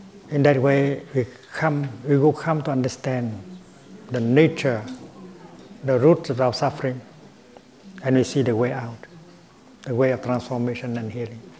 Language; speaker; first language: English; non-native, fluent; Vietnamese